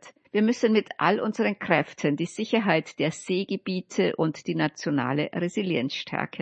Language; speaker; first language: German; native; German